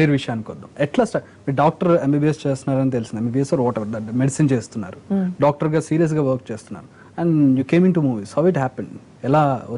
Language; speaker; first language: Telugu; native; Telugu